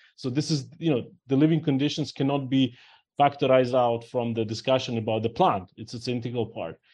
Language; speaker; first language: English; non-native, fluent; Ukrainian